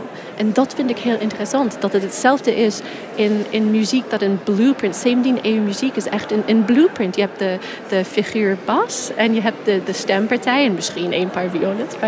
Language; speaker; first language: Dutch; non-native, fluent; English